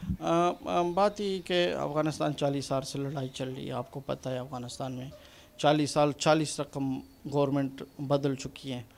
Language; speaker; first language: Urdu; non-native, fluent; Punjabi